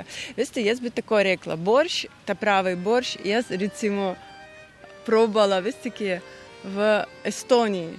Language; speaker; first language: Slovenian; non-native, fluent; Russian